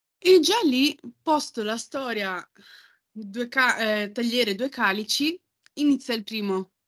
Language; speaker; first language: Italian; early bilingual, other home language; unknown